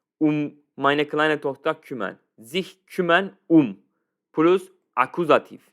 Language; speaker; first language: German; non-native, fluent; Turkish